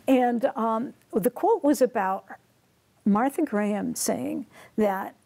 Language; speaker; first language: English; native; English